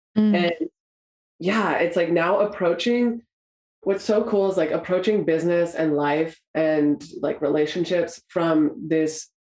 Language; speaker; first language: English; native; English